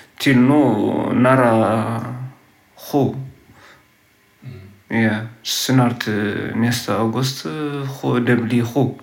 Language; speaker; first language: Swedish; non-native, learner; Tigrinya